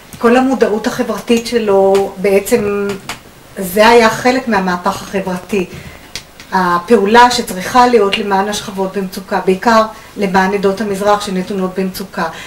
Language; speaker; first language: Hebrew; native; Hebrew